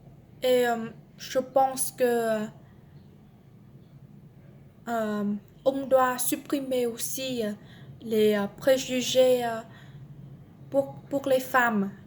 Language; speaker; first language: French; non-native, learner; Vietnamese